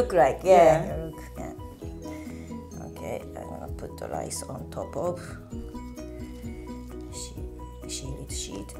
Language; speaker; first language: English; non-native, learner; Japanese